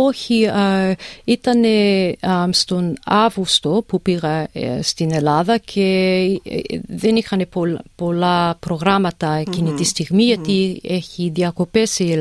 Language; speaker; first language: Greek; early bilingual, heritage; English